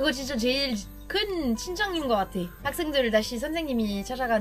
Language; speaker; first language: Korean; non-native, fluent; French